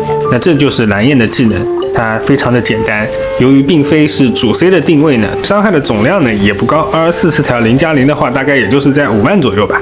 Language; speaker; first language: Chinese; native; Chinese